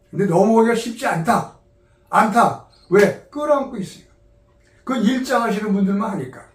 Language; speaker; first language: Korean; native; Korean